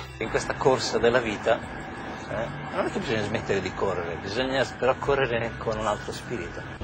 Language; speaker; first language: Italian; early bilingual, heritage; English